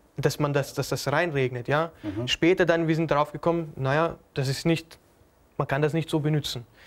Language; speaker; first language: German; native; German